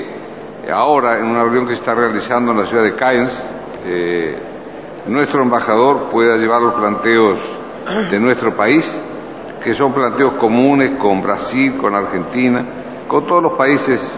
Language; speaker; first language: Spanish; native; Spanish